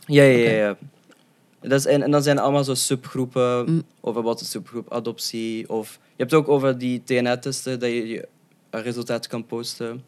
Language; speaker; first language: Dutch; early bilingual, other home language; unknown